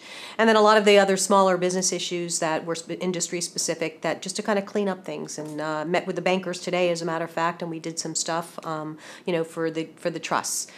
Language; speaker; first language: English; native; English